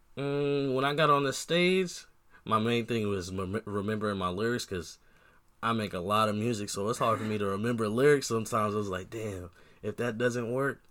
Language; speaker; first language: English; native; English